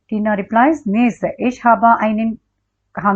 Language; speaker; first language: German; non-native, learner; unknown